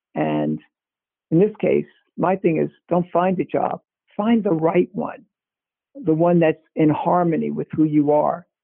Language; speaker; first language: English; native; English